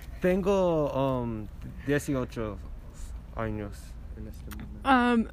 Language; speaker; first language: Spanish; non-native, learner; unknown